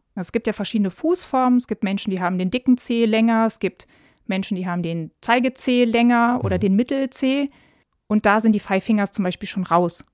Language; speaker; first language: German; native; German